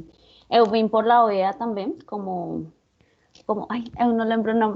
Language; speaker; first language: Portuguese; non-native, learner; Spanish